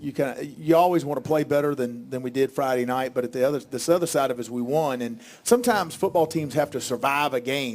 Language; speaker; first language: English; native; English